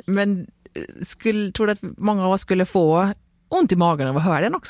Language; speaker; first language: Swedish; native; Swedish